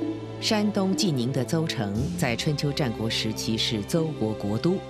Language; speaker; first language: Chinese; native; Chinese